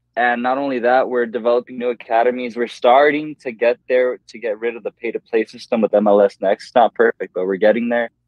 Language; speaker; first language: English; native; English